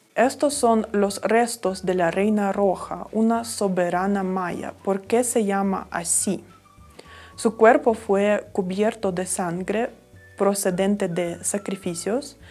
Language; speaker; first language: Spanish; non-native, fluent; Ukrainian